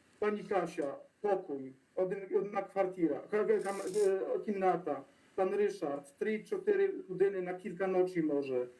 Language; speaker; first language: Polish; non-native, learner; Ukrainian